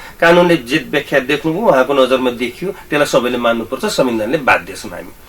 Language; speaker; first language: Nepali; native; Nepali